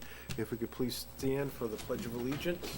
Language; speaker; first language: English; native; English